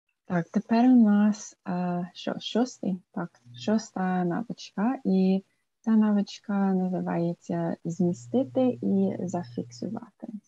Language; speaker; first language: Ukrainian; non-native, fluent; English